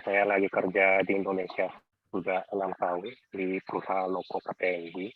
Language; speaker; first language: Indonesian; non-native, fluent; Korean